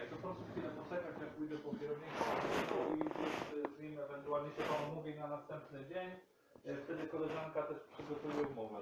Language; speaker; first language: Polish; native; Polish